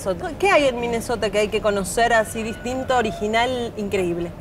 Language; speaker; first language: Spanish; native; Spanish